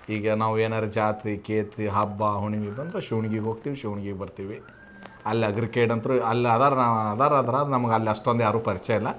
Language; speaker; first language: Kannada; native; Kannada